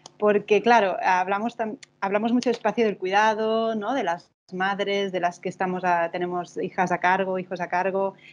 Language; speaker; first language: Spanish; non-native, local second language; Catalan